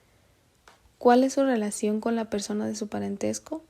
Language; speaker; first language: Spanish; native; Spanish